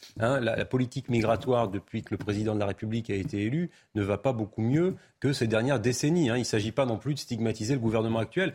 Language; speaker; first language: French; native; French